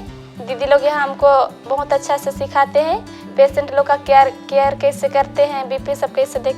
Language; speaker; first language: Hindi; non-native, local second language; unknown